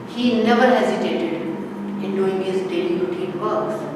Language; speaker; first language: English; non-native, local second language; Urdu